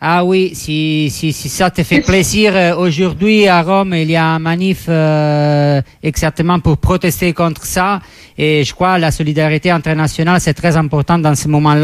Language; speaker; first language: French; non-native, learner; Italian